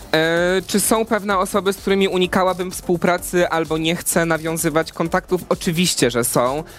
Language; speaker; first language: Polish; native; Polish